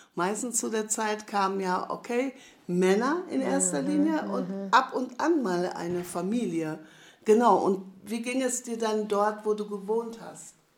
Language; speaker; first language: German; native; German